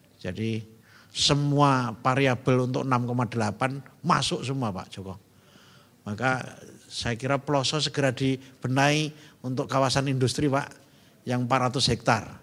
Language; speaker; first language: Indonesian; native; Indonesian